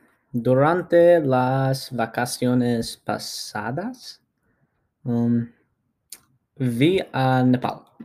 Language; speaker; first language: Spanish; non-native, learner; English